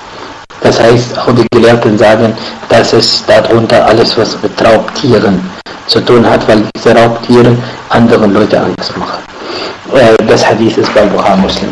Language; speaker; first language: German; non-native, fluent; Arabic